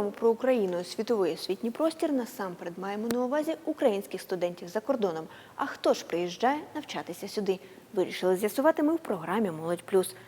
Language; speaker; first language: Ukrainian; native; Ukrainian